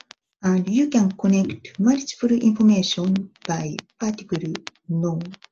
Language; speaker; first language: English; non-native, learner; Japanese